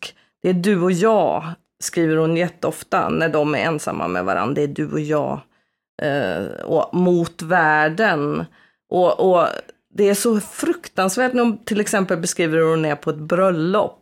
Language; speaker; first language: Swedish; native; Swedish